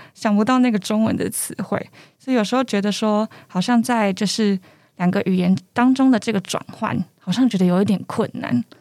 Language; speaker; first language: Chinese; native; Chinese